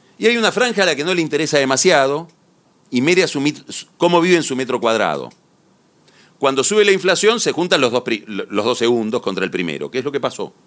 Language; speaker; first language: Spanish; native; Spanish